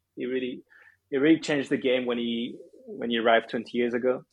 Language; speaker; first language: English; early bilingual, other home language; Greek